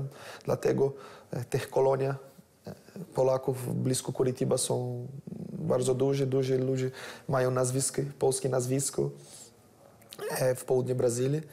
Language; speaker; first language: Polish; non-native, learner; Portuguese